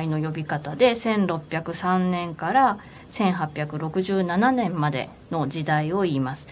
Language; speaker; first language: Japanese; native; Japanese